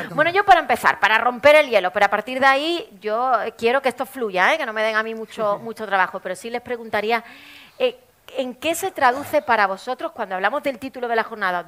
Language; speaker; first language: Spanish; native; Spanish